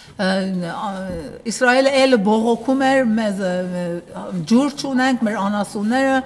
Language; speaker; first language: Armenian; early bilingual, heritage; Armenian